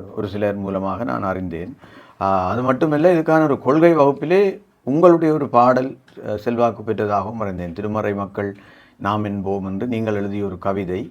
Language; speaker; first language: Tamil; native; Tamil